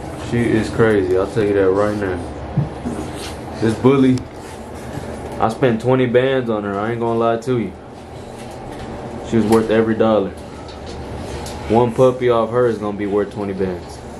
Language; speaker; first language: English; early bilingual, other home language; Spanish